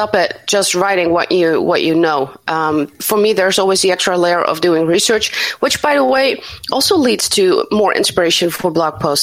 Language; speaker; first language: English; non-native, fluent; Dutch